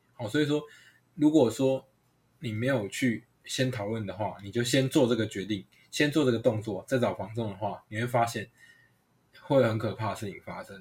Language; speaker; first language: Chinese; non-native, local second language; Hakka Chinese